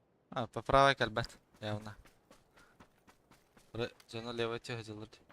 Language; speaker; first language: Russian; non-native, local second language; Yakut